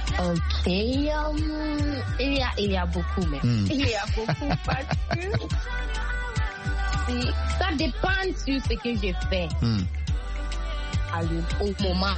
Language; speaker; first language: French; non-native, learner; Akan